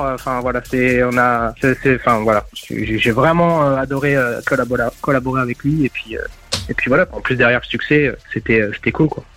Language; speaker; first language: French; native; French